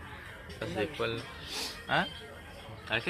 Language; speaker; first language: French; native; French